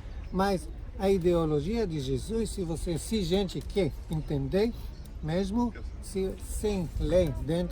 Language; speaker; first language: Portuguese; non-native, learner; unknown